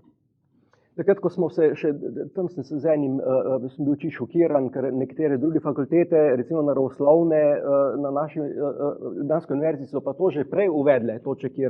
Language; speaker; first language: Slovenian; native; Slovenian